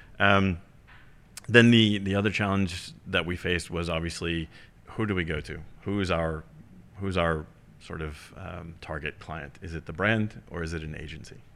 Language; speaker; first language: English; early bilingual, heritage; German